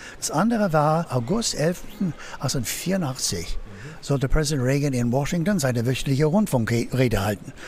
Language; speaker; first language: German; non-native, fluent; English